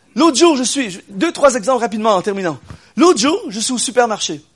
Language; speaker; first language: French; native; French